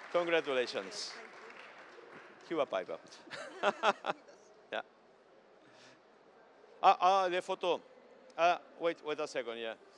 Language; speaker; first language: English; non-native, fluent; Catalan